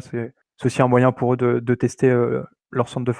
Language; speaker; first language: French; native; French